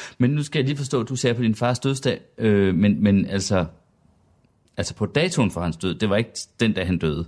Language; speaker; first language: Danish; native; Danish